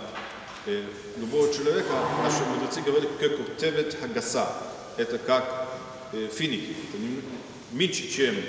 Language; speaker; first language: Russian; non-native, fluent; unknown